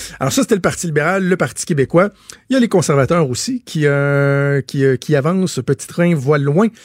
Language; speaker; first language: French; native; French